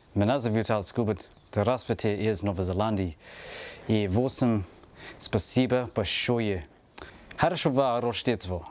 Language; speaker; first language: Russian; non-native, learner; English